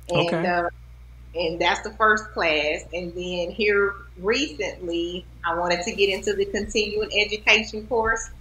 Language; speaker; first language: English; native; English